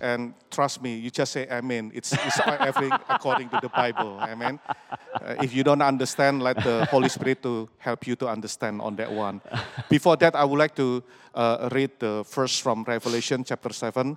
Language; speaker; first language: English; non-native, fluent; Indonesian